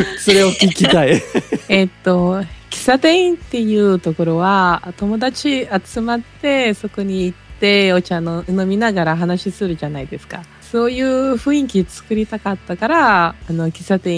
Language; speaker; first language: Japanese; non-native, learner; Portuguese